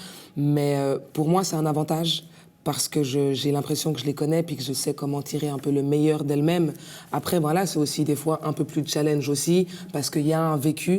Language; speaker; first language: French; native; French